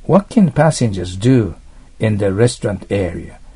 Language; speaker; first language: English; non-native, fluent; Japanese